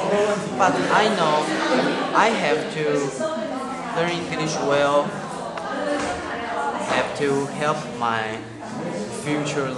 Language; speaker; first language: English; non-native, learner; Chinese